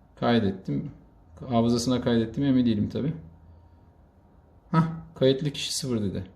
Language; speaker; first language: Turkish; native; Turkish